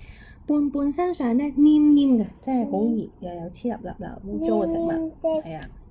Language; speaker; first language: Chinese; non-native, local second language; Cantonese